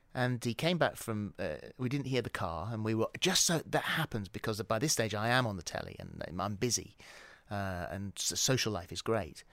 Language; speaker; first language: English; native; English